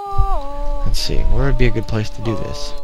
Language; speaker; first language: English; native; English